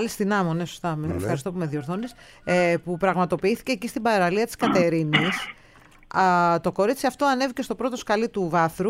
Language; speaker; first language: Greek; native; Greek